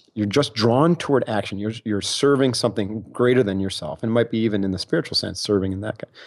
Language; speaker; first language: English; native; English